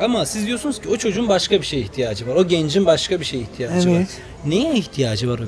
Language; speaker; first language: Turkish; native; Turkish